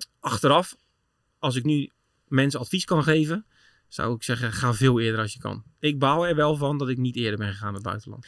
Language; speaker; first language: Dutch; native; Dutch